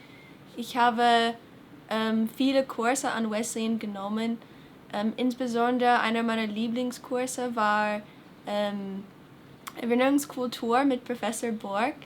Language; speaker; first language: German; non-native, fluent; English